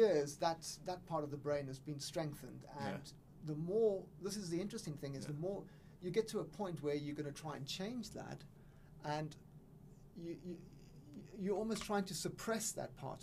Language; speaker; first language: English; native; English